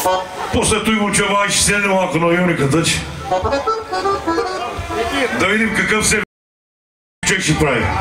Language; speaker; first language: Bulgarian; non-native, local second language; Turkish